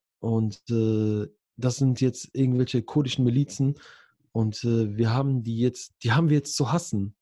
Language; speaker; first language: German; early bilingual, other home language; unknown